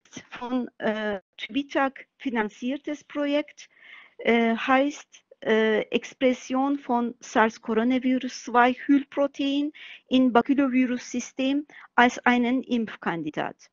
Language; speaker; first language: German; non-native, fluent; Turkish